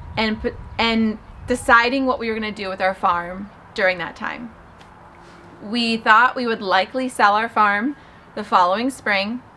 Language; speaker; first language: English; native; English